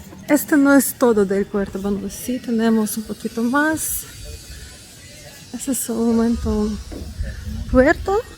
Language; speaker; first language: Spanish; non-native, fluent; Russian